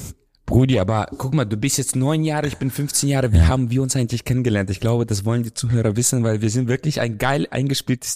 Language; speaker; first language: German; non-native, fluent; Romanian